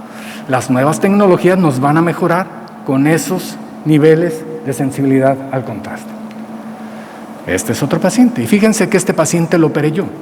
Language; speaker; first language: Spanish; native; Spanish